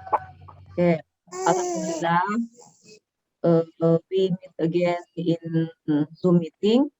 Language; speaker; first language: English; non-native, learner; Indonesian